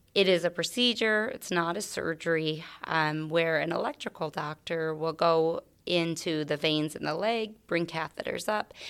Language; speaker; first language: English; native; English